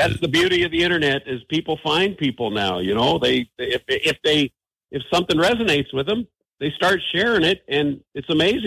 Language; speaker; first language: English; native; English